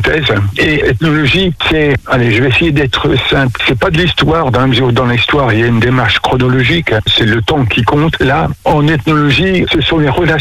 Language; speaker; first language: French; native; French